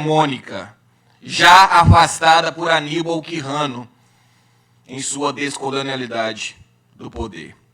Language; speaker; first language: Portuguese; native; Portuguese